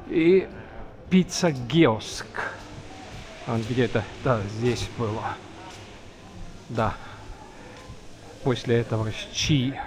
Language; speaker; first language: Russian; non-native, local second language; Estonian